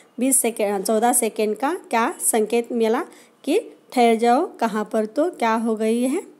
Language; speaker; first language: Hindi; non-native, local second language; Marathi